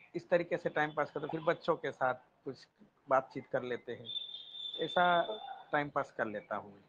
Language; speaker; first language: Hindi; non-native, local second language; Gujarati